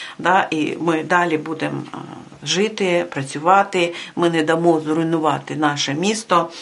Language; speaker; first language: Ukrainian; native; Ukrainian